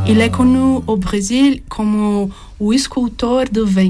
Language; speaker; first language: French; non-native, fluent; Portuguese